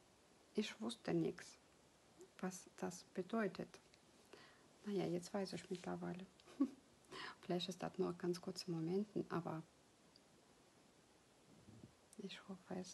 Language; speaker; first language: German; non-native, fluent; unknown